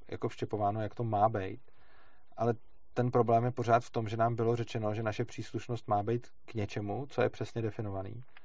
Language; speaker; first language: Czech; native; Czech